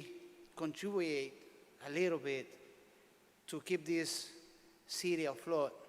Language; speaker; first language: English; non-native, fluent; Spanish